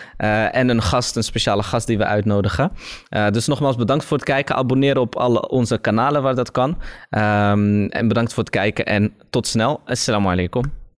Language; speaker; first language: Dutch; early bilingual, other home language; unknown